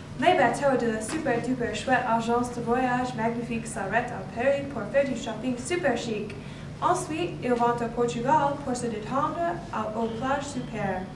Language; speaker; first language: French; non-native, learner; English